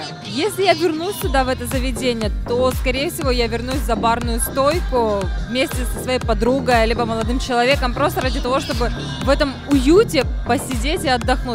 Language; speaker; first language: Russian; native; Russian